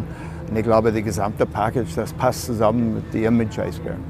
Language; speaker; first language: German; non-native, fluent; English